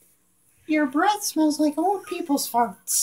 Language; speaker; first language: English; native; English